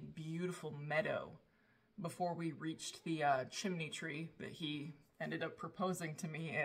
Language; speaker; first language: English; native; English